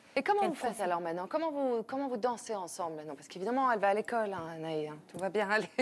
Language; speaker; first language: French; native; French